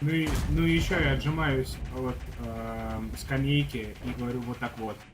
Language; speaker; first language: Russian; native; Russian